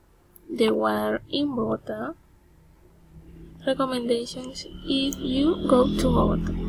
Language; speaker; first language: English; non-native, learner; Spanish